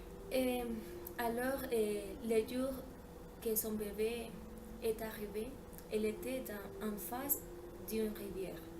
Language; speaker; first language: French; non-native, learner; Spanish